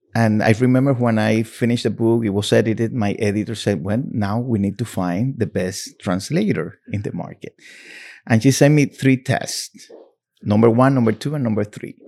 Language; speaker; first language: English; non-native, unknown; Spanish